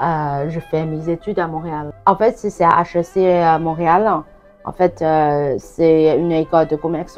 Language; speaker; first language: French; non-native, fluent; Chinese